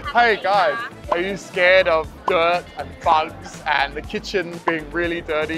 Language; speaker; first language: English; native; English